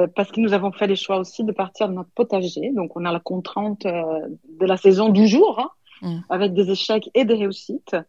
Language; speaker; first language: French; non-native, fluent; Portuguese